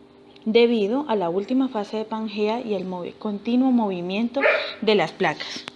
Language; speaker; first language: Spanish; native; Spanish